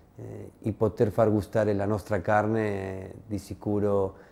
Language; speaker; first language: Italian; non-native, fluent; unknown